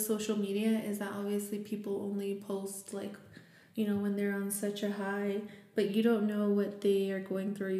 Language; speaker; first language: English; early bilingual, other home language; Spanish